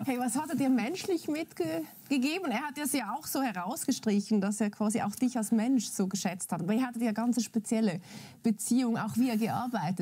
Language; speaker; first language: German; native; German